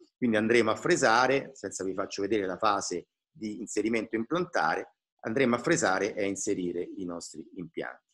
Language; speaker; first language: Italian; native; Italian